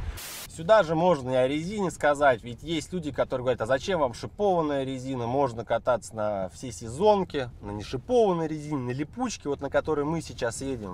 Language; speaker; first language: Russian; native; Russian